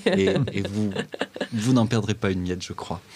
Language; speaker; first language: French; native; French